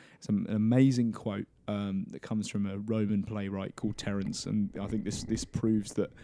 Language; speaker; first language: English; native; English